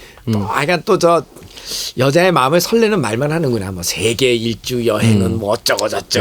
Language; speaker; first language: Korean; native; Korean